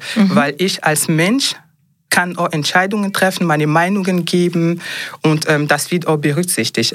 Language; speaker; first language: German; non-native, fluent; French